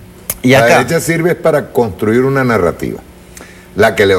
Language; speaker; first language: Spanish; native; Spanish